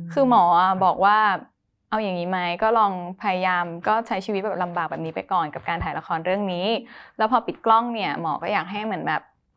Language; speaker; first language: Thai; native; Thai